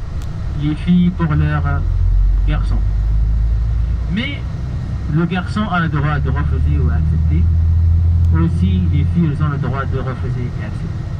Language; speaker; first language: French; non-native, learner; Arabic